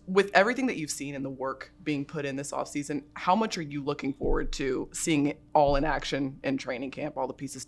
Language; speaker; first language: English; native; English